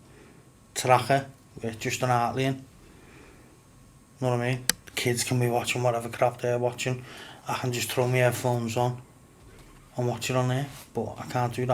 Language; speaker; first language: English; native; English